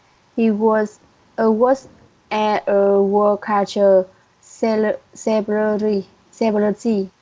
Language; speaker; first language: English; non-native, learner; Vietnamese